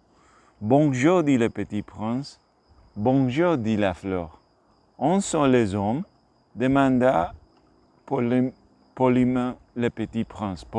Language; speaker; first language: French; non-native, learner; English